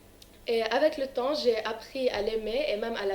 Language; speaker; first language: French; non-native, local second language; Arabic